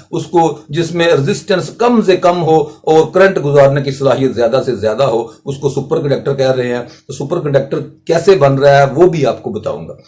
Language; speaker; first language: Urdu; non-native, local second language; Punjabi